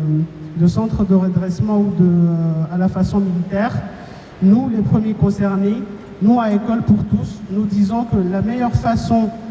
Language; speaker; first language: French; non-native, local second language; Comorian